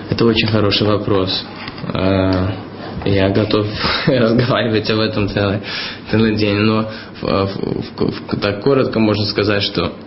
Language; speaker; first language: Russian; early bilingual, heritage; Russian